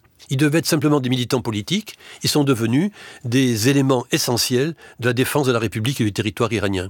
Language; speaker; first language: French; native; French